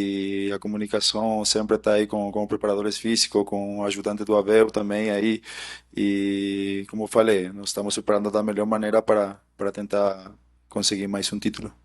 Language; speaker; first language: Portuguese; non-native, fluent; Spanish